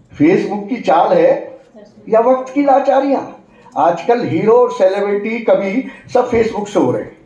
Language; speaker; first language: Hindi; native; Hindi